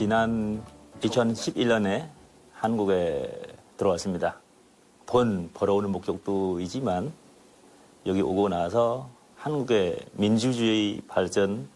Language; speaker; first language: Korean; non-native, learner; Khmer